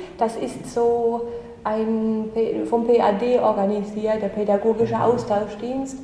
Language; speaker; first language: German; native; German